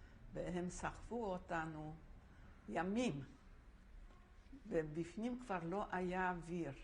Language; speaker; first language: Hebrew; non-native, fluent; Polish